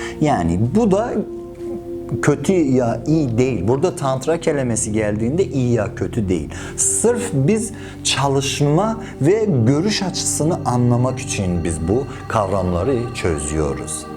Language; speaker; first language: Turkish; non-native, fluent; Persian